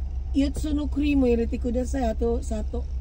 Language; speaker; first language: Japanese; non-native, learner; Filipino